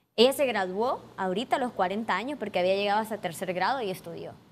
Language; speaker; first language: Spanish; native; Spanish